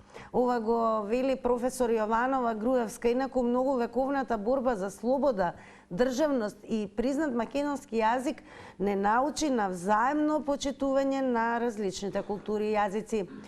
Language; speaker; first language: Macedonian; native; Macedonian